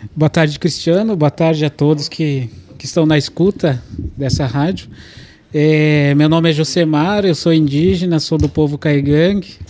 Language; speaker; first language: Portuguese; non-native, local second language; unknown